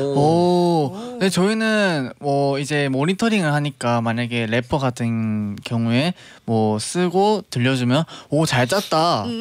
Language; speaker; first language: Korean; native; Korean